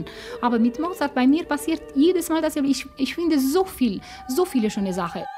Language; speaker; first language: German; non-native, fluent; Romanian